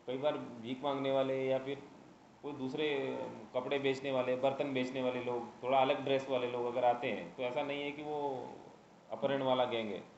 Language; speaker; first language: Hindi; non-native, local second language; Marathi